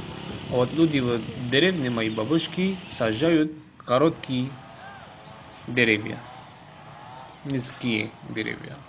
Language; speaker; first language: Russian; non-native, fluent; Javanese